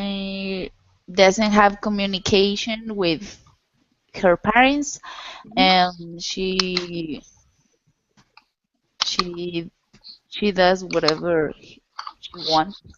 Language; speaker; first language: English; non-native, learner; Spanish